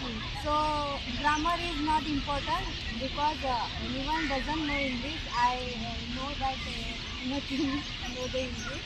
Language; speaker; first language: English; non-native, learner; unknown